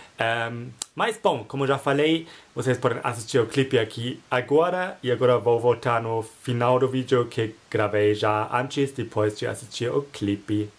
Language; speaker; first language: Portuguese; non-native, fluent; German